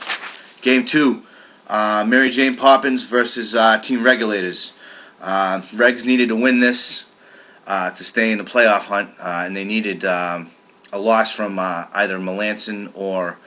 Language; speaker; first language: English; native; English